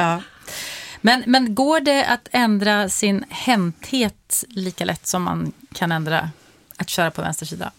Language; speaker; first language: Swedish; native; Swedish